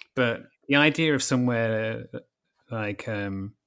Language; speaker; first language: English; native; English